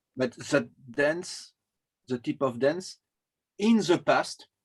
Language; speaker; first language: English; non-native, learner; French